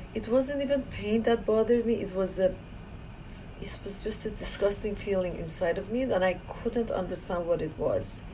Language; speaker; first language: English; non-native, fluent; Persian